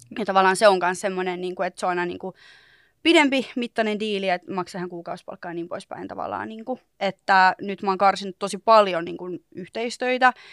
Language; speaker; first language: Finnish; native; Finnish